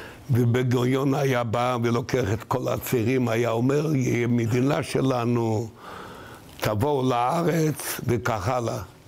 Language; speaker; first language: Hebrew; non-native, fluent; Yiddish